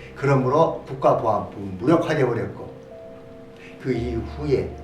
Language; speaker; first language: Korean; native; Korean